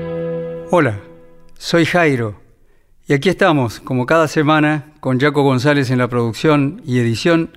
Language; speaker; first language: Spanish; native; Spanish